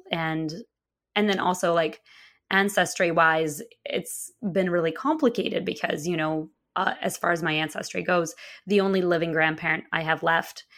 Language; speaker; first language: English; early bilingual, other home language; Russian